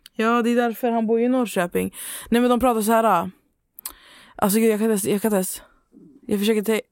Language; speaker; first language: Swedish; native; Swedish